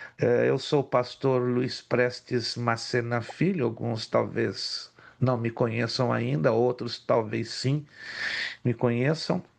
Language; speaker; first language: Portuguese; non-native, local second language; Spanish